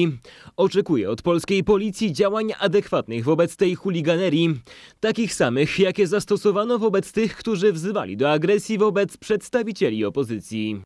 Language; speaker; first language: Polish; native; Polish